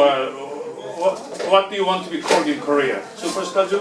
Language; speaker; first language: English; non-native, fluent; Korean